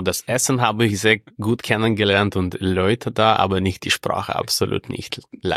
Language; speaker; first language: German; non-native, fluent; Russian